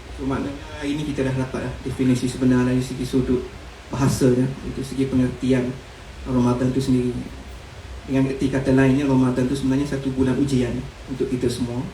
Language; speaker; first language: Malay; native; Malay